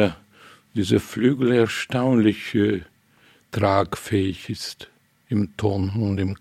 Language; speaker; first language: German; non-native, fluent; Hungarian